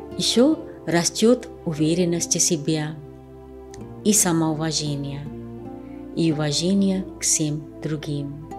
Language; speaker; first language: Russian; non-native, fluent; Hindi